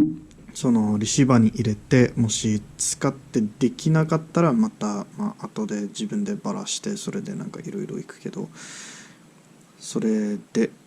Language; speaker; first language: Japanese; early bilingual, heritage; English